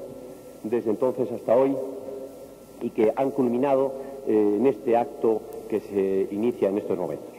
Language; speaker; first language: Spanish; native; Spanish